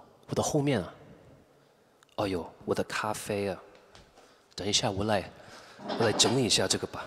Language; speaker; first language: Chinese; non-native, fluent; English